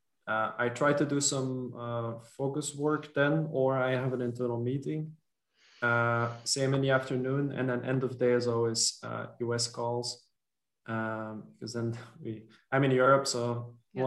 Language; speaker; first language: English; non-native, fluent; Dutch